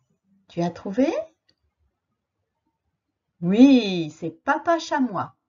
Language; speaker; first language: French; native; French